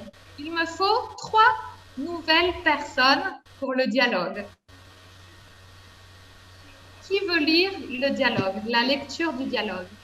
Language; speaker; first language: French; non-native, fluent; Spanish